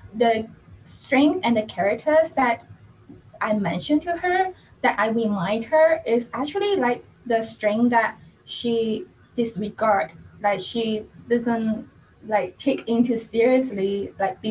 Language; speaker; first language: English; non-native, local second language; Cantonese